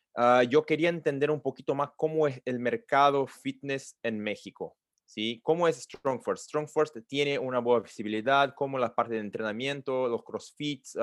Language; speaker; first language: Spanish; non-native, learner; Portuguese